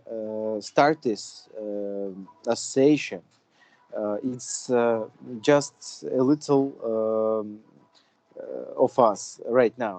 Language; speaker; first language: English; non-native, fluent; Russian